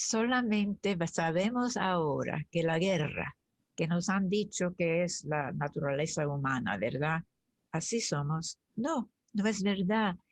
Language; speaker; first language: Spanish; early bilingual, other home language; German